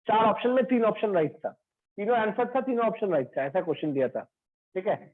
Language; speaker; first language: Hindi; non-native, local second language; Bangla